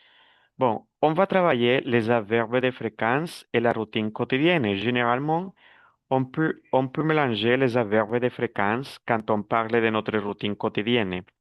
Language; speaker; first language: French; non-native, fluent; Spanish